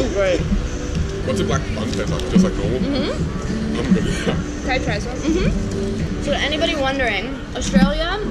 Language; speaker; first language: English; native; English